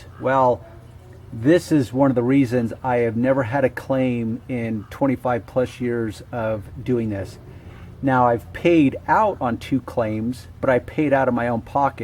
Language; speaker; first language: English; native; English